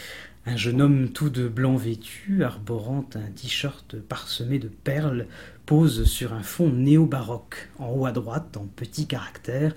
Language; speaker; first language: French; native; French